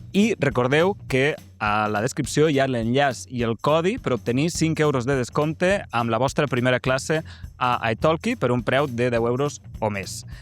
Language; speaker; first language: Catalan; native; Catalan